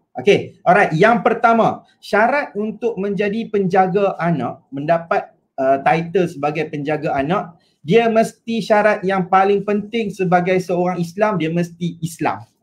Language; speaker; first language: Malay; native; Malay